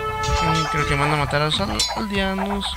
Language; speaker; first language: Spanish; native; Spanish